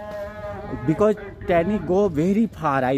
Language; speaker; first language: English; non-native, learner; Hindi